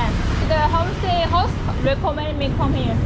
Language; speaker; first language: English; non-native, fluent; Korean